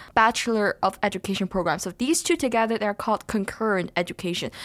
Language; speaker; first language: English; non-native, fluent; Chinese